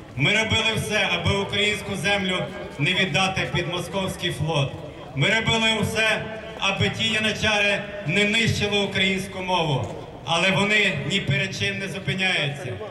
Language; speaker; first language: Ukrainian; native; Ukrainian